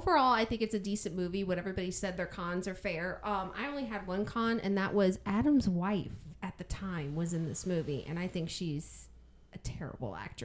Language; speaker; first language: English; native; English